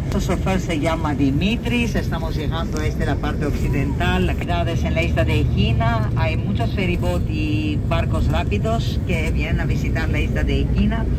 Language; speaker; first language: Spanish; non-native, fluent; Greek